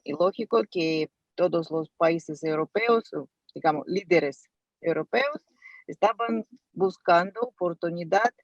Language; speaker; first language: Spanish; non-native, fluent; Russian